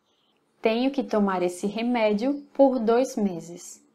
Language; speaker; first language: Portuguese; non-native, fluent; English